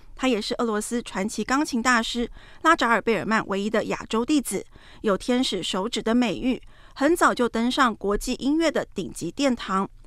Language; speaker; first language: Chinese; native; Chinese